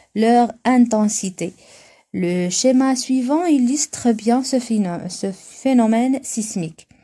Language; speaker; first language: French; non-native, local second language; Arabic